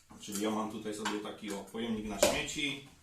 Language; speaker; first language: Polish; native; Polish